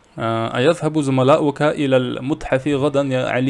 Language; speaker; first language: Arabic; non-native, fluent; Kazakh